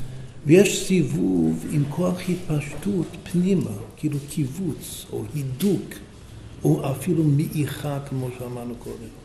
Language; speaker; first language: Hebrew; non-native, fluent; English